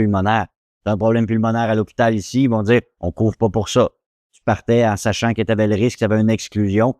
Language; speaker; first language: French; native; French